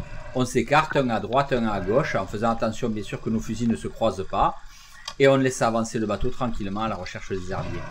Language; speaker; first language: French; native; French